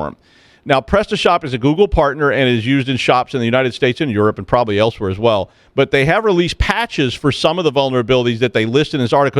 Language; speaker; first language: English; native; English